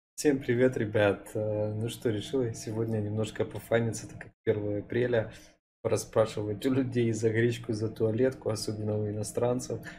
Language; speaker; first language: Russian; native; Russian